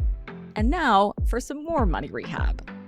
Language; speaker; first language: English; native; English